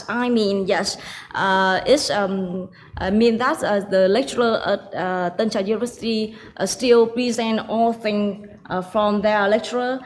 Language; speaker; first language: English; non-native, fluent; Vietnamese